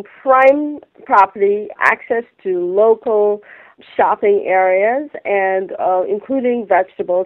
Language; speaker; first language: English; non-native, local second language; Bangla